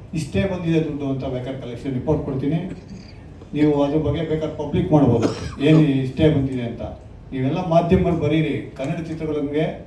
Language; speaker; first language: Kannada; native; Kannada